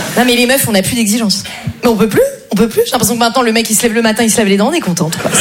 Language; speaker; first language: French; native; French